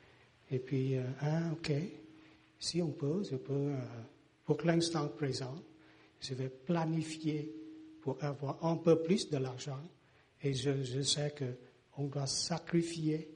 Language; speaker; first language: French; non-native, learner; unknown